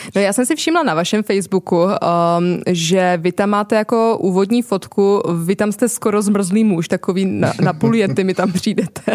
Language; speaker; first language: Czech; native; Czech